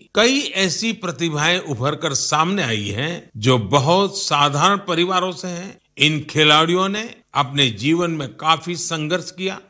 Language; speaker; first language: Hindi; non-native, local second language; Gujarati